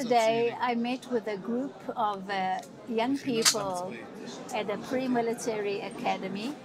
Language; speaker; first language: English; non-native, fluent; Hebrew